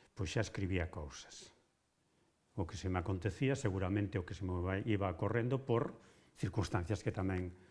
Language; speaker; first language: Galician; native; Galician